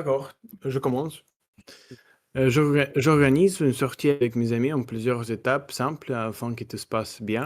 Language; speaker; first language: French; non-native, learner; Russian